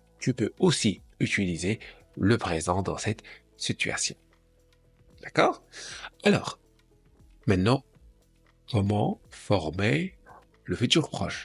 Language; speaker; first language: French; non-native, fluent; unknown